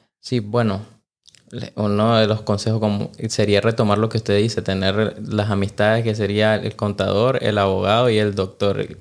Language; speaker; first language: Spanish; native; Spanish